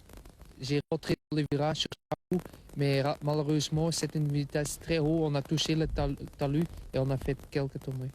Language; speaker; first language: French; non-native, local second language; Dutch